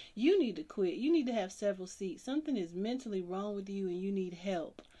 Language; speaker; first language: English; native; English